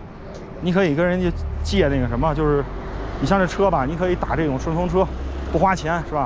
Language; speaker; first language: Chinese; native; Chinese